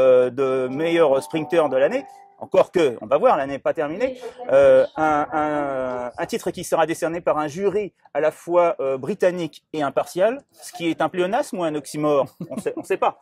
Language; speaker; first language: French; native; French